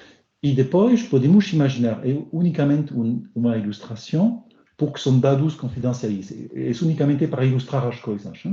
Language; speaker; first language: Portuguese; non-native, learner; French